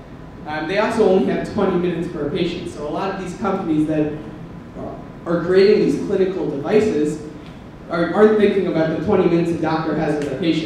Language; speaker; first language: English; native; English